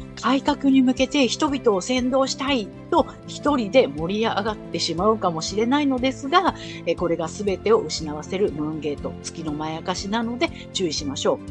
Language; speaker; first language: Japanese; native; Japanese